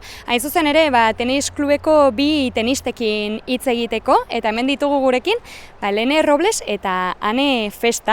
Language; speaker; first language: Basque; native; Basque